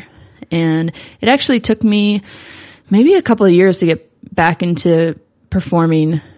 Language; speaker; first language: English; native; English